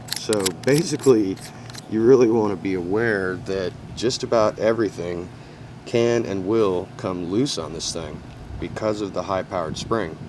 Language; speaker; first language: English; native; English